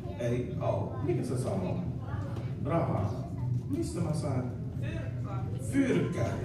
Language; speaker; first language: Finnish; non-native, learner; English